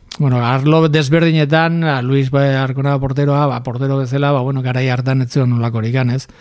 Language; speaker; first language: Basque; native; Basque